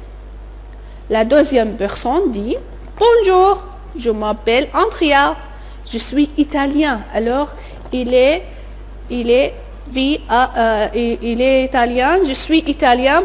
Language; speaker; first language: French; non-native, fluent; Arabic